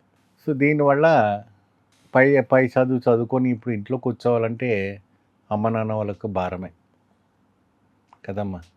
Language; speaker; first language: Telugu; non-native, fluent; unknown